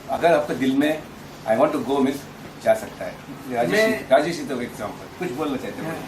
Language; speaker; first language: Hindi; non-native, local second language; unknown